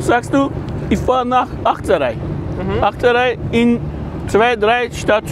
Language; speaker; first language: German; non-native, local second language; Turkish